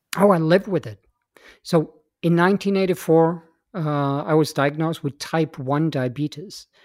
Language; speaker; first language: English; non-native, fluent; Swedish